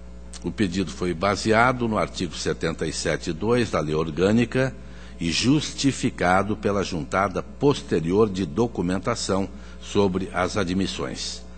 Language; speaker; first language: Portuguese; native; Portuguese